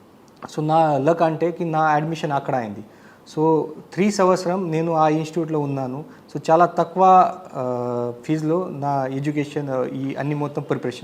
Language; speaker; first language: Telugu; non-native, learner; Marathi